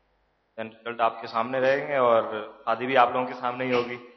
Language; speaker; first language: Hindi; native; Hindi